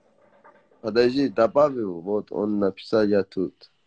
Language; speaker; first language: Russian; non-native, learner; Persian